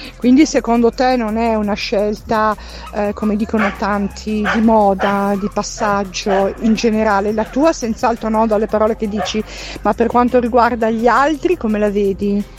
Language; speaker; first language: Italian; native; Italian